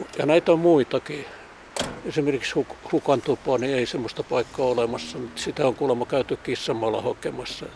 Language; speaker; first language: Finnish; native; Finnish